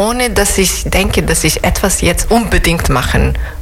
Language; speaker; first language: German; non-native, fluent; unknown